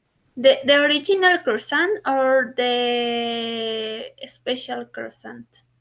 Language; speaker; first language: English; non-native, learner; Spanish